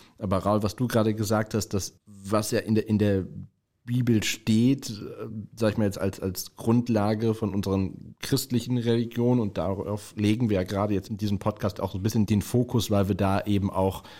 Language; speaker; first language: German; native; German